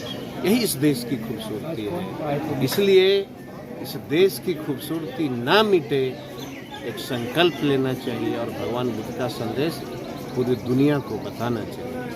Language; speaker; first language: Hindi; native; Hindi